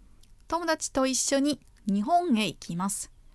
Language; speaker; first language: Japanese; non-native, fluent; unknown